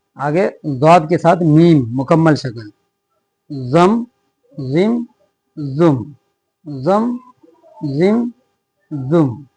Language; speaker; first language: Urdu; native; Urdu